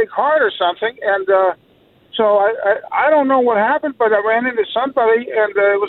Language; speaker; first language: English; native; English